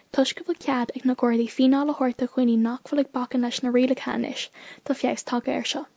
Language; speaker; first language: Irish; non-native, local second language; English